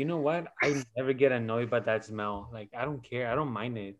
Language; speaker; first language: English; non-native, fluent; Spanish